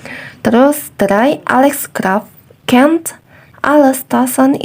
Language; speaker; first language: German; non-native, fluent; Indonesian